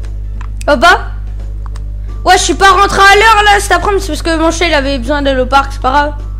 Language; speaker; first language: French; native; French